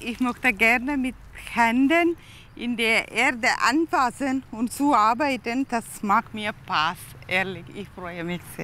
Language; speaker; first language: German; non-native, learner; Tamil